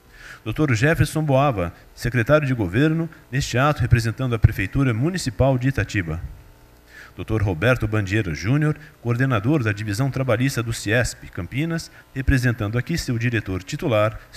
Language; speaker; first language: Portuguese; native; Portuguese